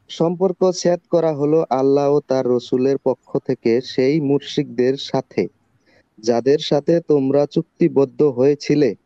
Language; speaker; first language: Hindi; non-native, local second language; Bangla